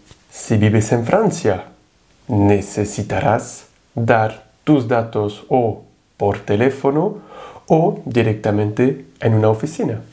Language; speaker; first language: Spanish; non-native, fluent; French